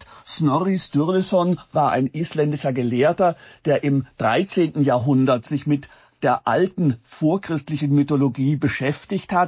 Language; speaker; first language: German; native; German